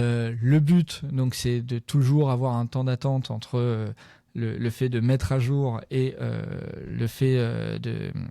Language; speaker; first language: French; native; French